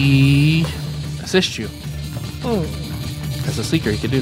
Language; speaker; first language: English; native; English